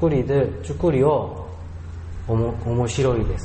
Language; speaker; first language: Japanese; non-native, learner; Korean